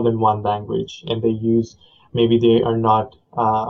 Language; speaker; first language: English; non-native, local second language; Punjabi